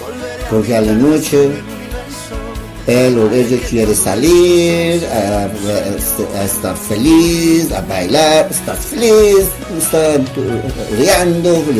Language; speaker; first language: Spanish; non-native, learner; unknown